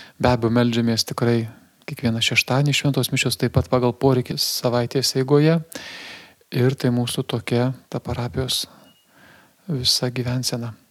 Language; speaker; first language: Lithuanian; native; Lithuanian